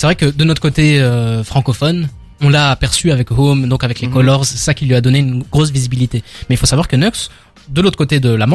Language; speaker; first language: French; native; French